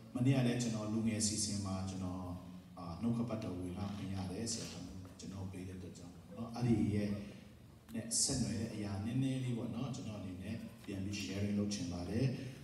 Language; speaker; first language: Burmese; non-native, local second language; Tedim Chin